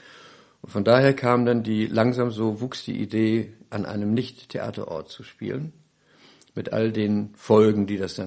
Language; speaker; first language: German; native; German